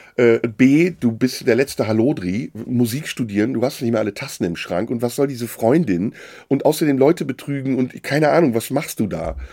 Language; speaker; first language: German; early bilingual, other home language; Turkish